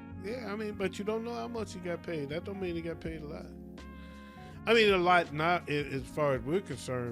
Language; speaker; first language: English; native; English